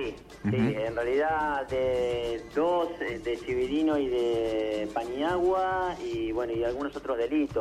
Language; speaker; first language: Spanish; native; Spanish